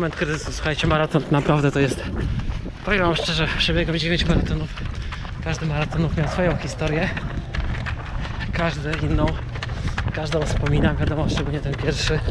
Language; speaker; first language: Polish; native; Polish